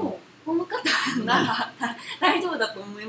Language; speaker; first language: Japanese; non-native, fluent; Korean